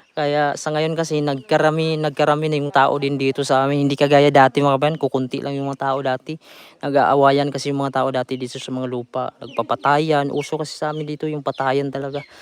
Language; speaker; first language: Filipino; non-native, local second language; Cebuano